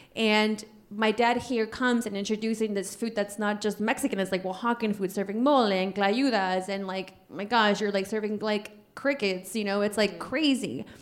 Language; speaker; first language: English; early bilingual, other home language; Spanish